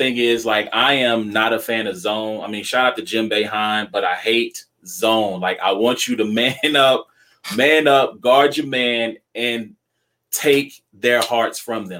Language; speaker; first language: English; native; English